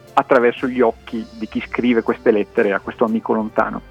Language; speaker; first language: Italian; native; Italian